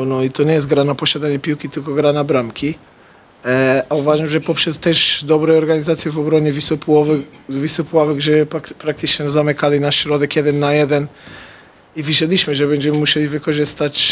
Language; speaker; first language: Polish; non-native, fluent; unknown